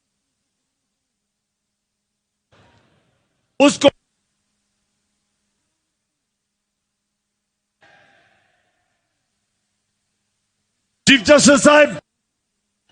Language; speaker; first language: Urdu; native; Urdu